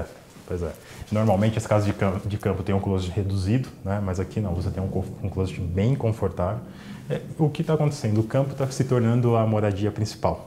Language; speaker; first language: Portuguese; native; Portuguese